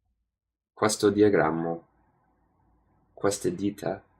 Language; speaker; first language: Italian; non-native, learner; English